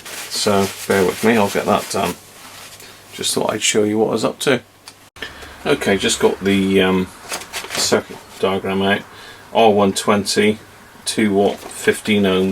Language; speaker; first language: English; native; English